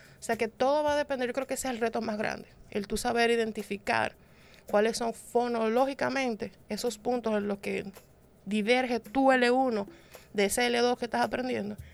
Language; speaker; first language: Spanish; native; Spanish